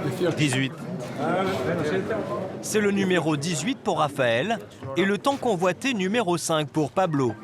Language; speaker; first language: French; native; French